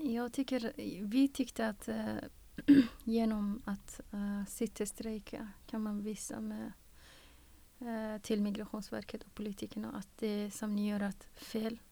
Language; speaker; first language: Swedish; non-native, fluent; Persian